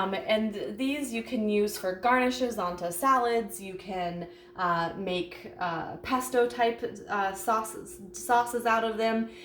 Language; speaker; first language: English; native; English